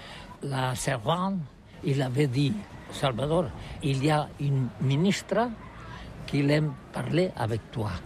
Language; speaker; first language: French; non-native, learner; Catalan